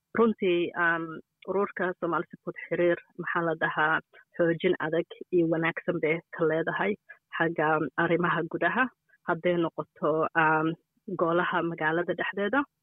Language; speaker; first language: Somali; early bilingual, heritage; Somali